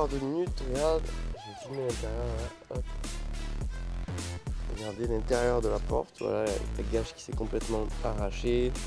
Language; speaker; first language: French; native; French